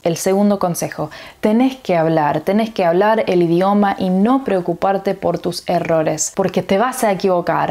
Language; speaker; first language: Spanish; early bilingual, heritage; English